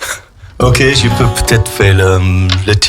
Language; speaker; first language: French; non-native, fluent; English